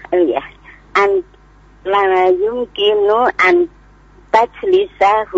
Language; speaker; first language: Arabic; non-native, learner; Indonesian